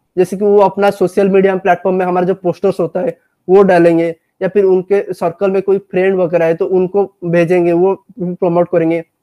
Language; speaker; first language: Hindi; non-native, local second language; Odia